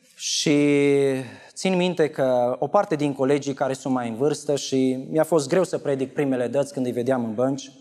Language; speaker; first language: Romanian; native; Romanian